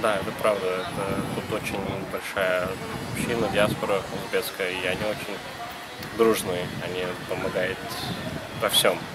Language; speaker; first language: Russian; non-native, local second language; Uzbek